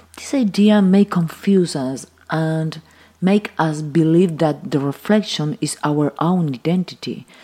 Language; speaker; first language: English; non-native, fluent; Spanish